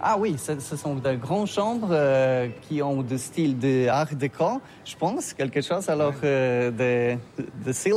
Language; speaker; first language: French; non-native, fluent; Polish